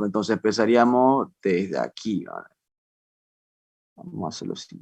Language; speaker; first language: Spanish; native; Spanish